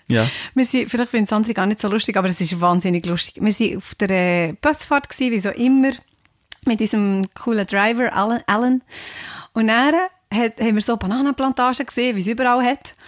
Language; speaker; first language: German; native; German